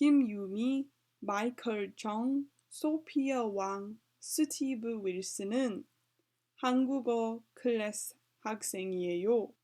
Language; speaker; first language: Korean; non-native, learner; English